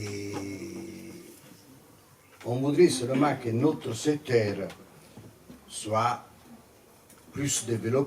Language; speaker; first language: French; non-native, fluent; Italian